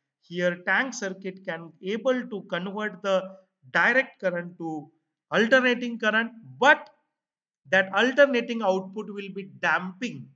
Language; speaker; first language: English; non-native, local second language; Marathi